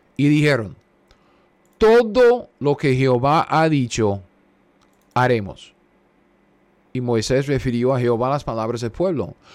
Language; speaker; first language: Spanish; non-native, fluent; English